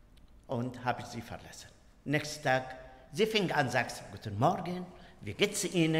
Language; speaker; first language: German; non-native, learner; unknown